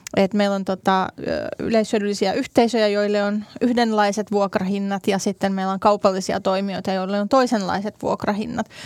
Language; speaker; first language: Finnish; native; Finnish